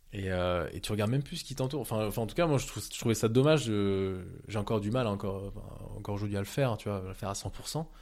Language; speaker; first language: French; early bilingual, other home language; Vietnamese